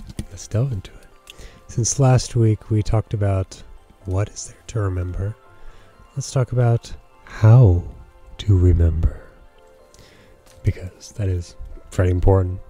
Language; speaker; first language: English; native; English